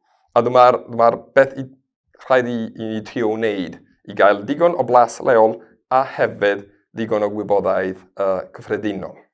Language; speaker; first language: Welsh; non-native, learner; Spanish